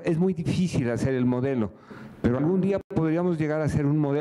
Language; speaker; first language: Spanish; native; Spanish